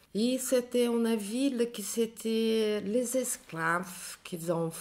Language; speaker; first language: French; non-native, learner; Portuguese